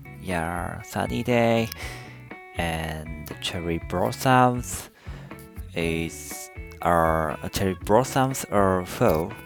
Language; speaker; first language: English; non-native, learner; Japanese